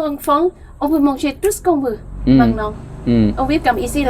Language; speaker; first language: French; non-native, learner; Thai